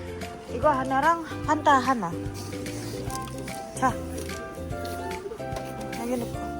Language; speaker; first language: Korean; non-native, learner; Indonesian